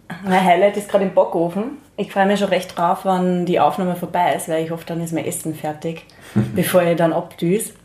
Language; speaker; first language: German; native; German